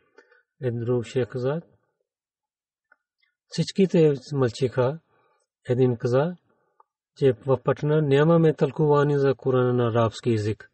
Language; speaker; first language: Bulgarian; non-native, learner; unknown